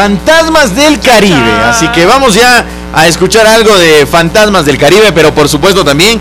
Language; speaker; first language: Spanish; native; Spanish